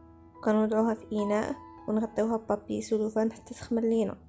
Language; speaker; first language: Arabic; native; Arabic